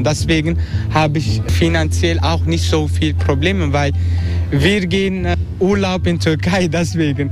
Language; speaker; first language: German; non-native, learner; Turkish